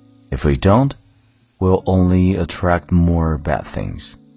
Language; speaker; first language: English; non-native, fluent; Chinese